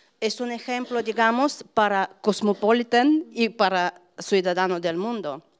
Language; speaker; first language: Spanish; non-native, fluent; Bulgarian